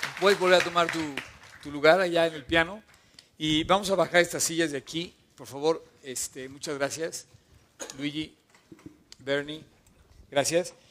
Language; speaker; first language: Spanish; native; Spanish